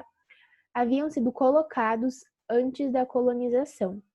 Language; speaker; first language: Portuguese; native; Portuguese